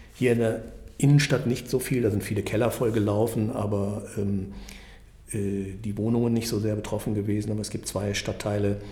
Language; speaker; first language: German; native; German